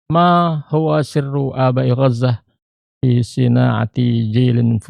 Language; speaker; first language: Arabic; non-native, fluent; Indonesian